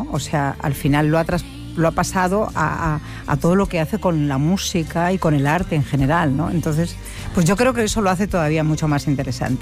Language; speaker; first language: Spanish; native; Spanish